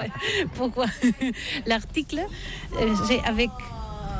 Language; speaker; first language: French; non-native, learner; Catalan